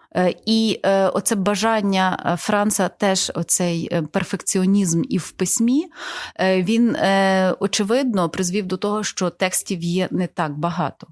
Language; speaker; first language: Ukrainian; native; Ukrainian